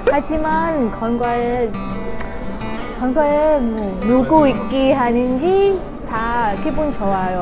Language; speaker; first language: Korean; non-native, learner; Vietnamese